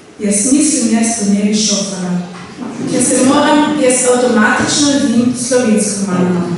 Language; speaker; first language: Slovenian; non-native, local second language; German